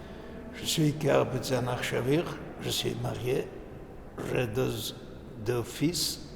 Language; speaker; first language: French; non-native, learner; Armenian